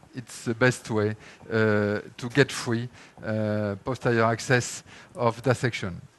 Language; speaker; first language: English; non-native, fluent; French